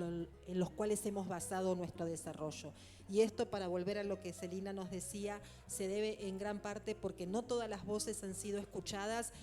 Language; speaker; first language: Spanish; native; Spanish